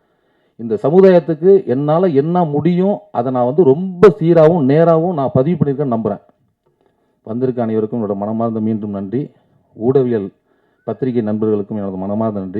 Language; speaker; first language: Tamil; native; Tamil